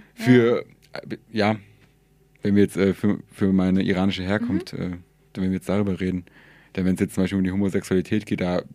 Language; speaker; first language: German; early bilingual, other home language; Persian